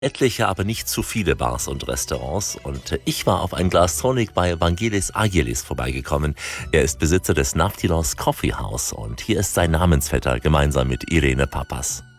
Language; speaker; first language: German; native; German